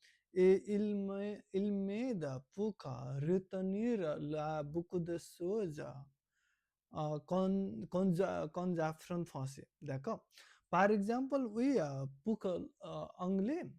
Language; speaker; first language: French; non-native, learner; Nepali